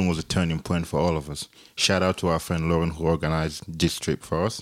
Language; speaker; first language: English; non-native, local second language; French